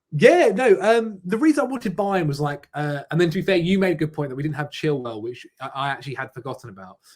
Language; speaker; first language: English; native; English